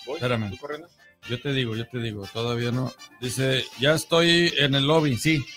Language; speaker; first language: Spanish; native; Spanish